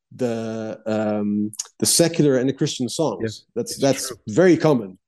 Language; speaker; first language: English; non-native, fluent; Dutch